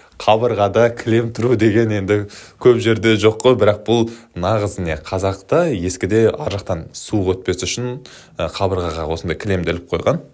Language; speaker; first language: Kazakh; native; Kazakh